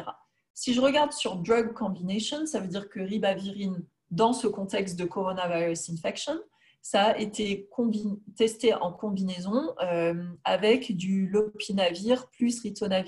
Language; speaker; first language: French; native; French